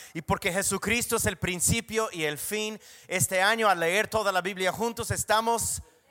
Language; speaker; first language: Spanish; non-native, fluent; English